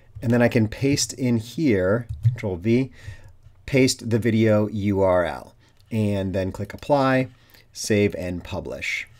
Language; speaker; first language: English; native; English